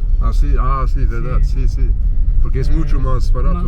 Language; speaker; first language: Spanish; non-native, learner; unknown